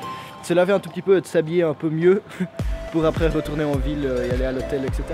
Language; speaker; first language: French; native; French